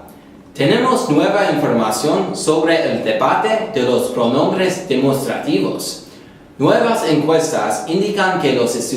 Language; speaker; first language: Spanish; non-native, learner; English